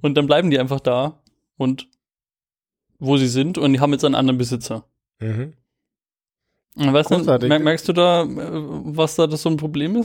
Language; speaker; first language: German; native; German